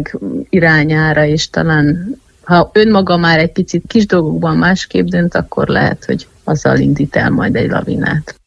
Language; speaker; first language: Hungarian; native; Hungarian